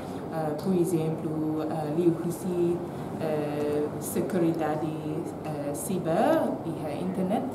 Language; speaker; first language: Portuguese; non-native, local second language; Tetum